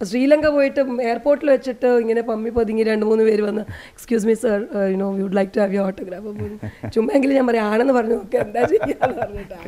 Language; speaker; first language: Malayalam; native; Malayalam